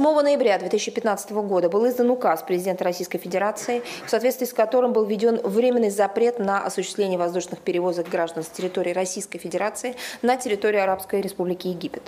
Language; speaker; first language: Russian; native; Russian